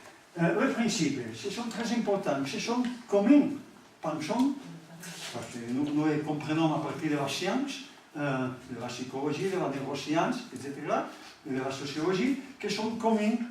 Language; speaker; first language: French; non-native, learner; Catalan